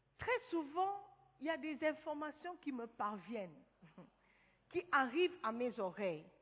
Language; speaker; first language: French; non-native, fluent; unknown